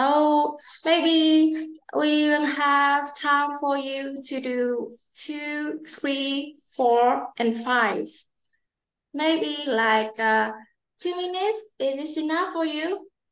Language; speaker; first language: English; non-native, learner; Vietnamese